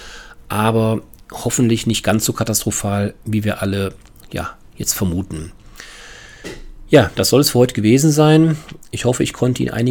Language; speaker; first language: German; native; German